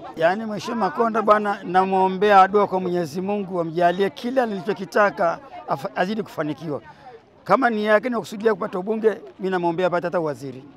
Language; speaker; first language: Swahili; native; Swahili